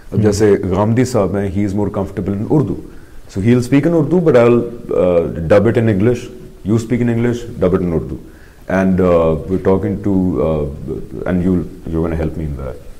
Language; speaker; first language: English; non-native, local second language; Urdu